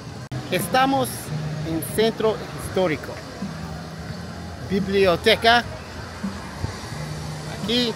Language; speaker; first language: Spanish; non-native, learner; English